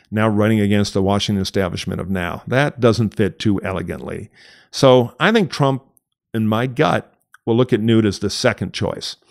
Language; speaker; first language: English; native; English